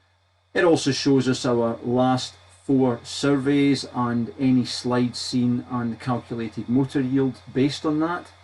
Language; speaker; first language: English; native; English